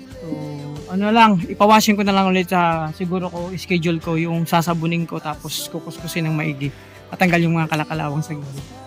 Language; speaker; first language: Filipino; non-native, local second language; Cebuano